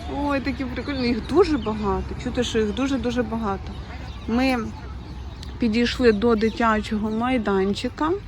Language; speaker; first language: Ukrainian; non-native, local second language; Russian